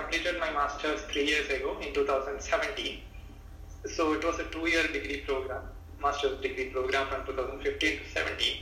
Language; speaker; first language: English; non-native, local second language; Malayalam